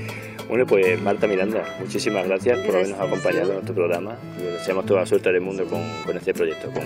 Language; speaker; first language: Spanish; native; Spanish